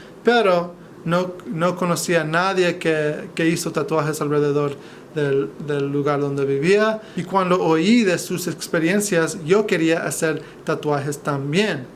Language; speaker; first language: Spanish; non-native, fluent; English